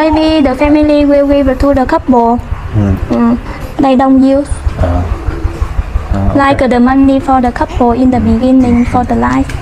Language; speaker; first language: English; non-native, learner; Vietnamese